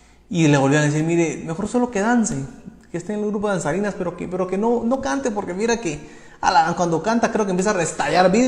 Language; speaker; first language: Spanish; native; Spanish